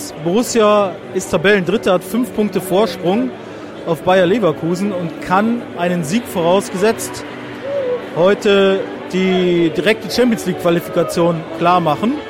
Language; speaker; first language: German; native; German